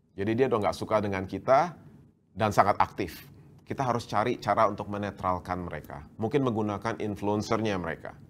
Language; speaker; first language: Indonesian; native; Indonesian